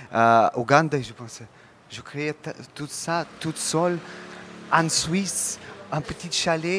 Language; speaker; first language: French; non-native, learner; Russian